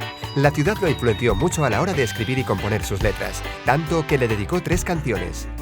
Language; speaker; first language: Spanish; native; Spanish